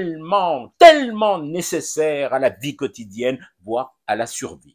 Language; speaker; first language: French; non-native, local second language; Arabic